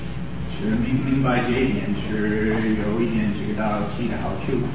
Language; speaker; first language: Chinese; non-native, fluent; English